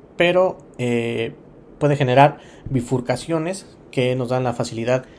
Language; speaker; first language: Spanish; native; Spanish